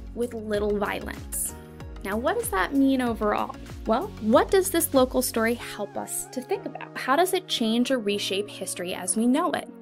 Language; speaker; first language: English; native; English